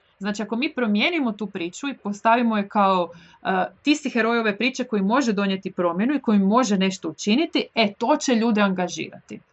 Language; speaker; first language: Croatian; native; Croatian